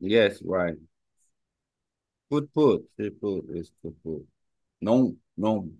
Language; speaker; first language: English; non-native, learner; Korean